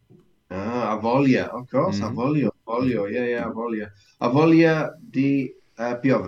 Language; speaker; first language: Italian; non-native, learner; English